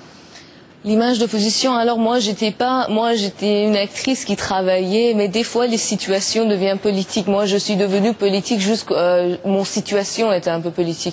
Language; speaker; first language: French; non-native, learner; Persian